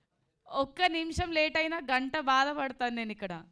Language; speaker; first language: Telugu; native; Telugu